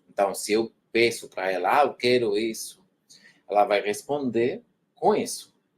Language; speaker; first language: Portuguese; non-native, fluent; Spanish